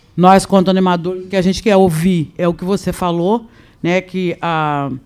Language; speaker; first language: Portuguese; native; Portuguese